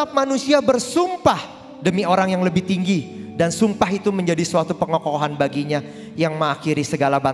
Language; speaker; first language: Indonesian; native; Indonesian